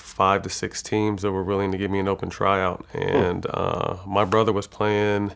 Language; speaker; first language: English; native; English